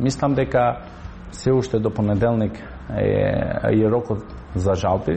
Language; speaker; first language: Macedonian; non-native, local second language; Albanian